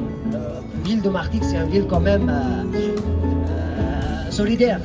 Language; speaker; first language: French; non-native, fluent; Persian